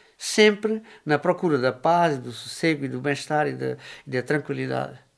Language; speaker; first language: Portuguese; native; Portuguese